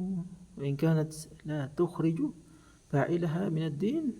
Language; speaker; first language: Arabic; non-native, fluent; Filipino